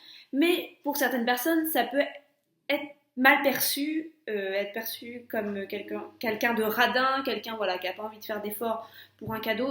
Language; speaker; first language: French; native; French